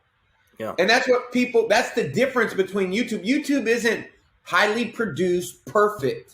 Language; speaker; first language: English; native; English